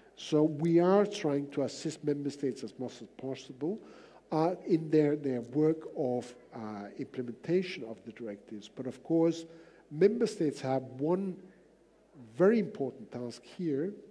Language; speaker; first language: English; non-native, fluent; Danish